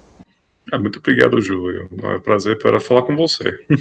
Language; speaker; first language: Portuguese; non-native, fluent; English